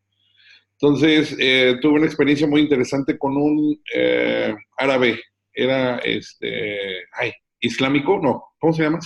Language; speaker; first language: Spanish; native; Spanish